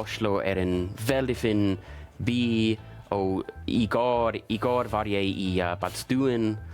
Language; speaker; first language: Norwegian; non-native, learner; English